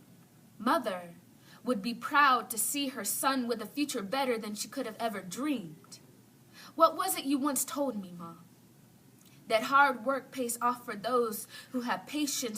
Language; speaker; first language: English; native; English